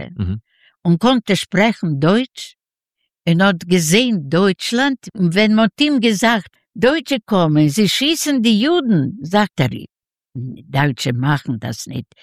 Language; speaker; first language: German; non-native, learner; Yiddish